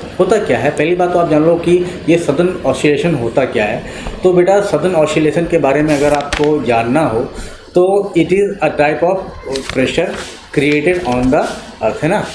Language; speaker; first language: Hindi; native; Hindi